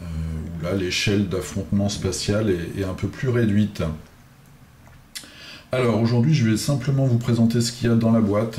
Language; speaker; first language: French; native; French